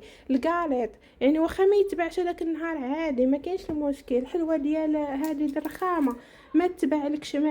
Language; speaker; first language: Arabic; native; Arabic